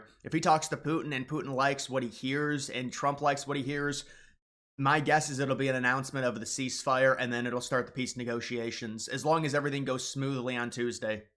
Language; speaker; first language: English; native; English